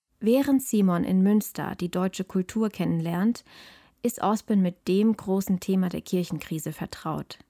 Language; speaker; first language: German; early bilingual, other home language; Malayalam